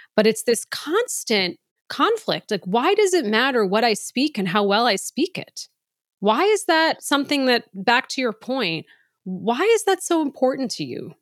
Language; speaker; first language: English; native; English